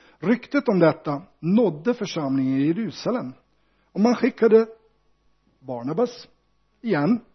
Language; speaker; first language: Swedish; native; Swedish